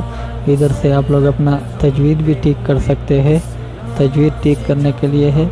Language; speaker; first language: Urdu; non-native, local second language; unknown